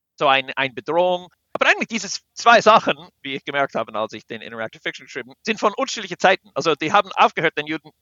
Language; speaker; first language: German; non-native, fluent; English